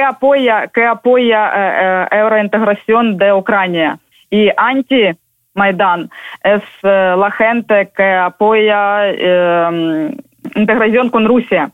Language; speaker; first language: Spanish; non-native, learner; Ukrainian